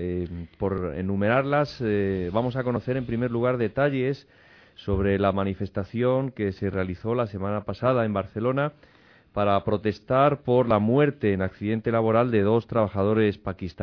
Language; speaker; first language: Spanish; native; Spanish